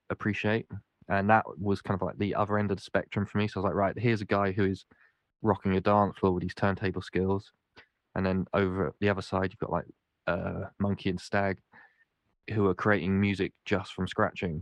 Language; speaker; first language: English; native; English